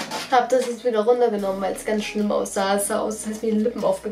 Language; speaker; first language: German; native; German